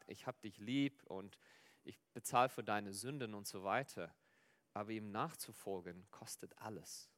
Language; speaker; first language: German; non-native, fluent; Afrikaans